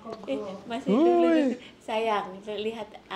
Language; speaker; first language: Indonesian; native; Indonesian